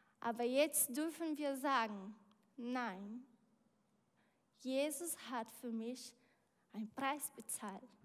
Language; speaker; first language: German; non-native, learner; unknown